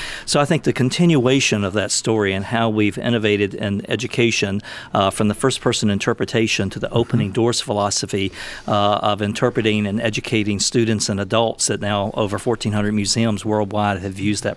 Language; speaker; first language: English; native; English